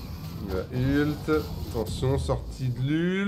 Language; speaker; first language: French; native; French